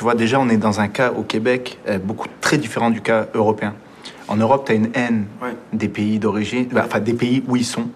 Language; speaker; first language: French; early bilingual, other home language; Arabic